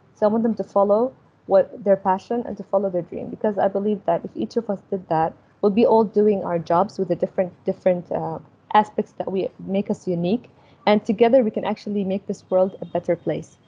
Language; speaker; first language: English; early bilingual, other home language; Arabic